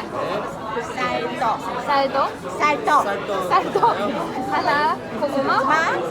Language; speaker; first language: Korean; non-native, learner; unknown